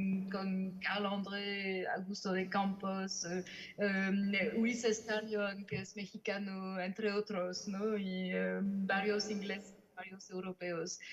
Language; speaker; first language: Spanish; non-native, fluent; French